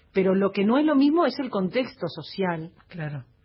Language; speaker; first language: Spanish; native; Spanish